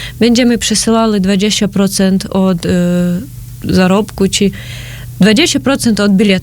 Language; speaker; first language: Polish; non-native, learner; Ukrainian